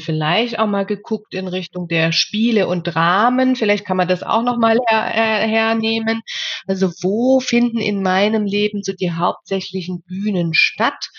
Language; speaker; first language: German; native; German